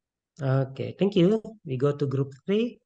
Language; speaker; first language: English; non-native, local second language; Indonesian